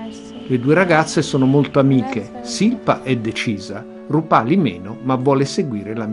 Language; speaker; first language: Italian; native; Italian